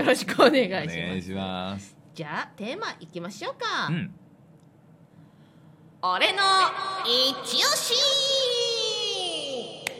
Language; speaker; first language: Japanese; native; Japanese